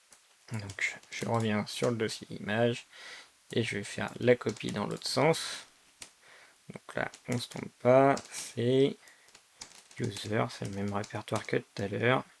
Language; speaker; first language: French; native; French